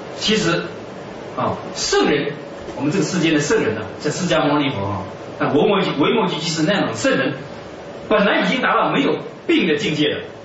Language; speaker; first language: Chinese; native; Chinese